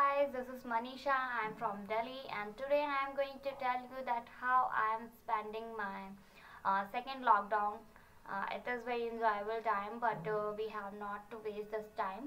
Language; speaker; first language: English; non-native, learner; Hindi